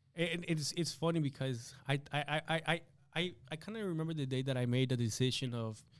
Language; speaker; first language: English; early bilingual, other home language; Spanish